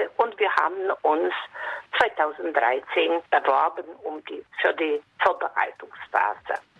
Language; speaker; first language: German; non-native, fluent; Polish